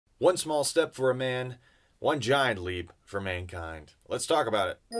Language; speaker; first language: English; native; English